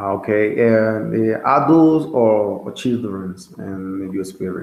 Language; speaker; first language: English; non-native, learner; Spanish